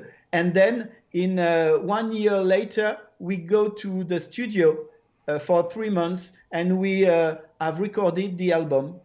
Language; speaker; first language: English; non-native, learner; French